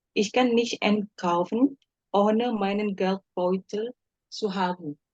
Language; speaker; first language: German; non-native, learner; Indonesian